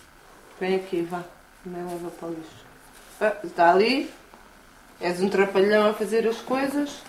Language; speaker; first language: Portuguese; native; Portuguese